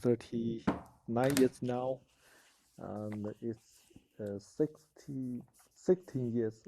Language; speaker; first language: English; non-native, learner; Chinese